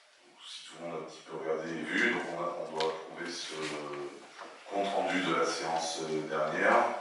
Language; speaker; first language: French; native; French